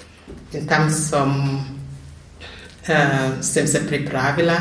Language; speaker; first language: Slovenian; non-native, fluent; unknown